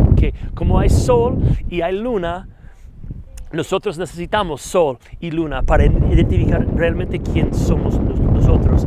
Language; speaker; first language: Spanish; non-native, fluent; English